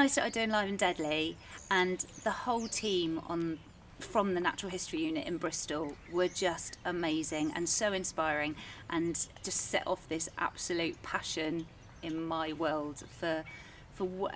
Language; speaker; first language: English; native; English